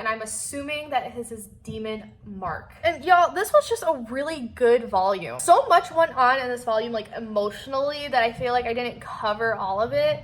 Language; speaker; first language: English; native; English